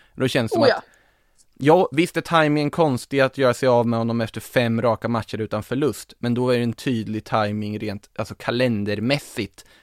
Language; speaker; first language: Swedish; native; Swedish